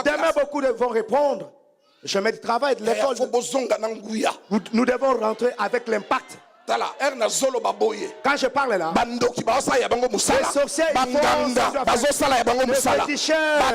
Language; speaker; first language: French; non-native, local second language; Lingala